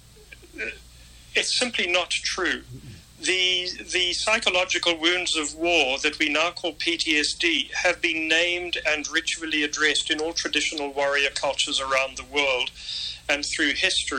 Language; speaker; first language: English; native; English